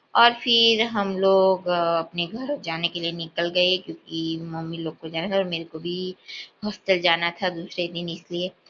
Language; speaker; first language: Hindi; non-native, local second language; Gujarati